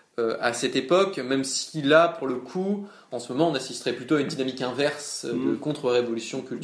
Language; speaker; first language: French; native; French